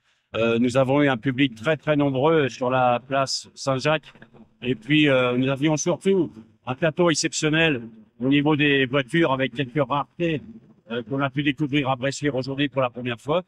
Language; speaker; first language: French; native; French